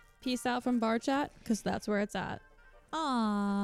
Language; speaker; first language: English; native; English